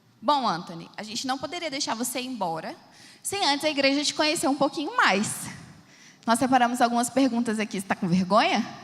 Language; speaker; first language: Portuguese; native; Portuguese